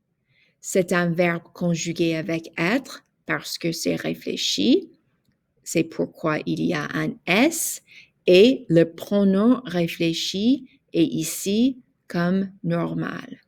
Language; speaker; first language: French; non-native, fluent; English